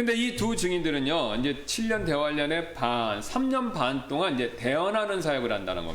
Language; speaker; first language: Korean; native; Korean